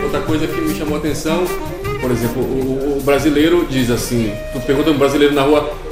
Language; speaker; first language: Portuguese; native; Portuguese